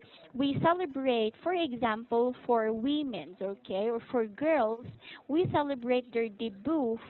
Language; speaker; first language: English; non-native, local second language; Filipino